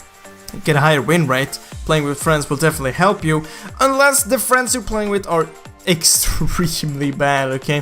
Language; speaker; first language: English; non-native, fluent; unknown